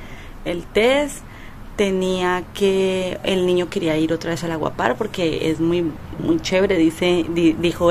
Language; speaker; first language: Spanish; native; Spanish